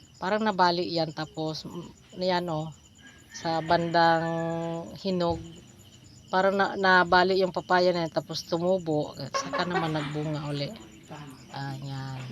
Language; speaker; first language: Filipino; non-native, local second language; Cebuano